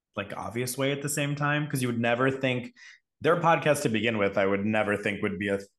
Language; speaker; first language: English; native; English